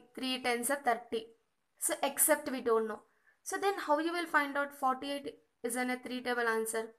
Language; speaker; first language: English; non-native, local second language; Kannada